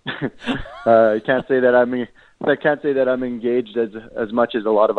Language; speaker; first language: English; native; English